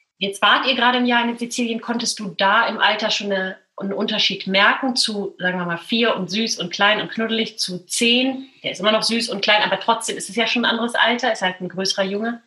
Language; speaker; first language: German; native; German